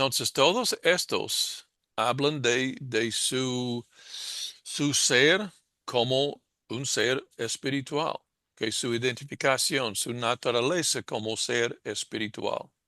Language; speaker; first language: Spanish; non-native, fluent; English